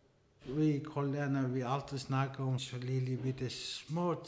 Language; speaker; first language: Danish; non-native, local second language; Kalaallisut